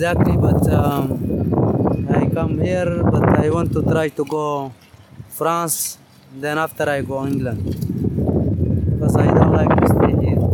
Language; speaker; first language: English; non-native, learner; Arabic